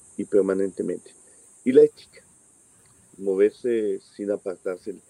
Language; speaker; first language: Spanish; non-native, fluent; French